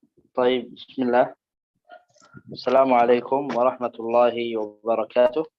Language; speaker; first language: Arabic; native; Arabic